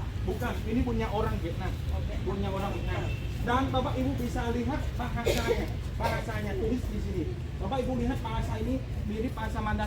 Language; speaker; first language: Indonesian; non-native, fluent; Vietnamese